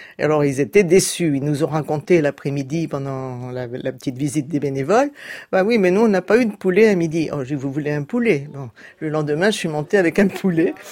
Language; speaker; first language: French; native; French